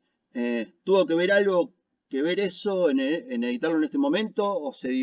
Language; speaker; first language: Spanish; native; Spanish